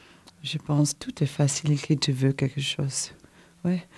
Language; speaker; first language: French; non-native, learner; English